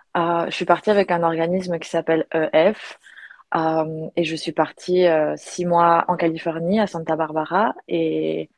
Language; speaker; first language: French; native; French